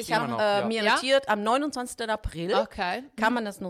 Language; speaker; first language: German; non-native, fluent; Italian